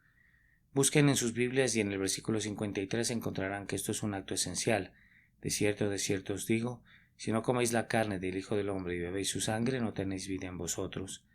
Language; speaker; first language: Spanish; native; Spanish